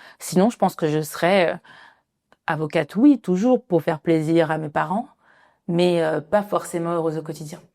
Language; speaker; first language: French; early bilingual, other home language; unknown